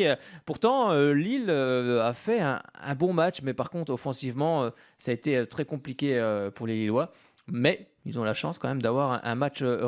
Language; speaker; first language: French; native; French